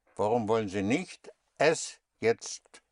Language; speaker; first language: German; non-native, fluent; English